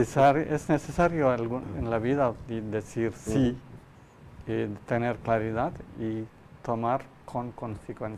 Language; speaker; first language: Spanish; non-native, learner; Malayalam